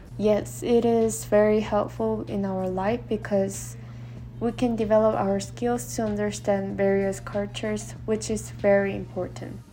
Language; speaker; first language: English; non-native, fluent; Korean